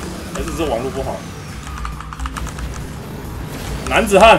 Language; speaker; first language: Chinese; native; Chinese